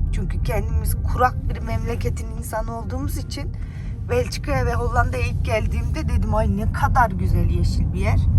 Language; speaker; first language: Turkish; native; Turkish